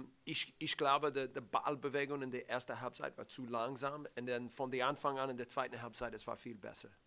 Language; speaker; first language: German; non-native, learner; English